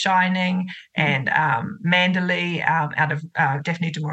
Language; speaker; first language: English; native; English